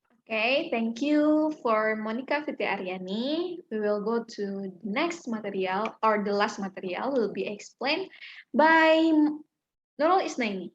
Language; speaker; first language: English; non-native, learner; Indonesian